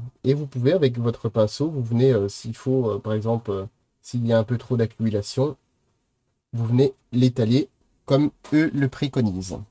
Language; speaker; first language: French; native; French